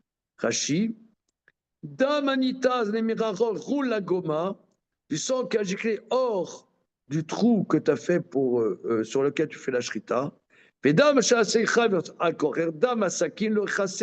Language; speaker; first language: French; native; French